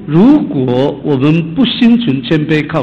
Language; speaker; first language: Chinese; native; Chinese